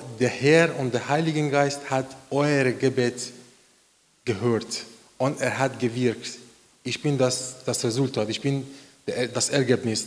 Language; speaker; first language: German; non-native, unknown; Persian